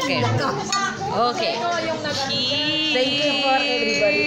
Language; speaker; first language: English; non-native, local second language; Filipino